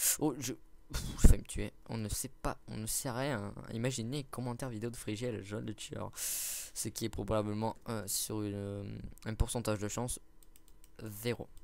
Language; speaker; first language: French; native; French